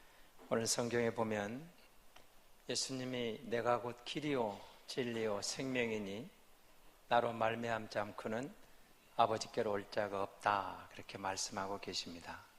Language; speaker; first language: Korean; native; Korean